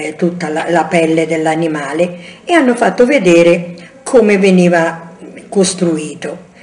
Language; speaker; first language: Italian; native; Italian